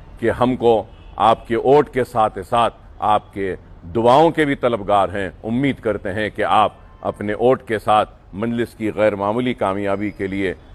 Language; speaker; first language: Hindi; non-native, local second language; Urdu